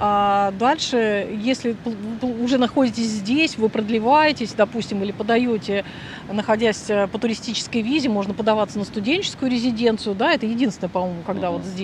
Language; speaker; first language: Russian; native; Russian